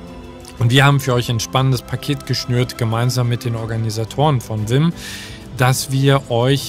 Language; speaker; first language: German; native; German